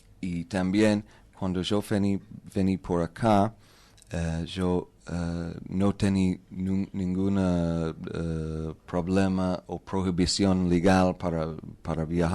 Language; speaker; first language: Spanish; non-native, learner; English